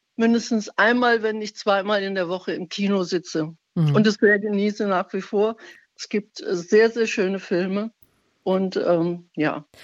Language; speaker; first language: German; non-native, fluent; Persian